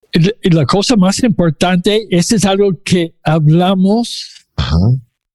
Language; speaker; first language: Spanish; non-native, fluent; English